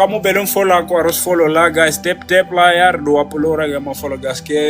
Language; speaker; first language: Indonesian; non-native, learner; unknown